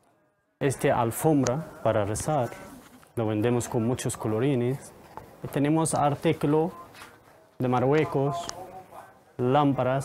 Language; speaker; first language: Spanish; non-native, learner; Arabic